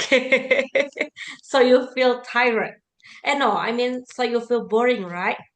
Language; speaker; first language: English; non-native, learner; Indonesian